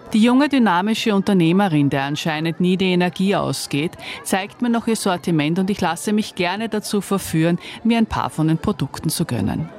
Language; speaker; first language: German; native; German